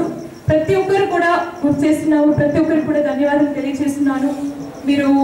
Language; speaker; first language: Telugu; native; Telugu